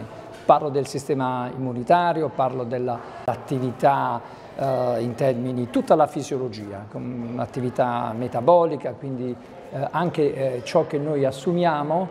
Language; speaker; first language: Italian; native; Italian